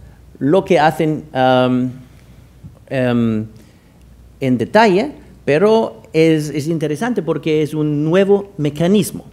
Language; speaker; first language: Spanish; non-native, fluent; German